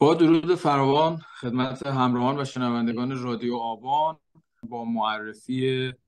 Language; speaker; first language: Persian; native; Persian